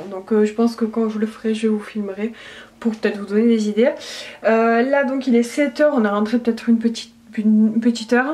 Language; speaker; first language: French; native; French